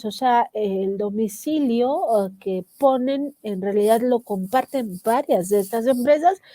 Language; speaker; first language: Spanish; native; Spanish